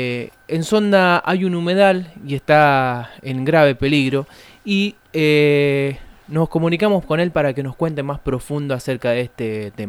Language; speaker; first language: Spanish; native; Spanish